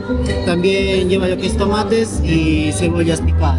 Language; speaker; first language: Spanish; native; Spanish